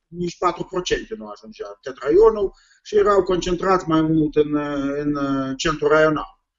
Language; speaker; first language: Romanian; non-native, local second language; Russian